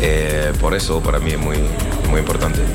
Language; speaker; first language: Spanish; non-native, learner; French